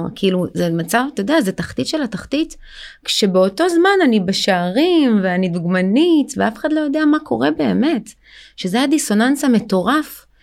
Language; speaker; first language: Hebrew; early bilingual, other home language; Russian